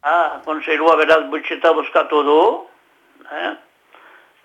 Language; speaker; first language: Basque; native; Basque